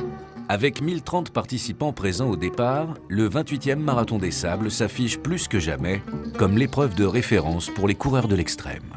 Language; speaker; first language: French; native; French